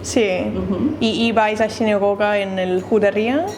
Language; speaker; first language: Spanish; non-native, learner; English